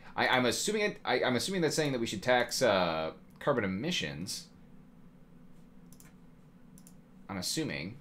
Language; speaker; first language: English; native; English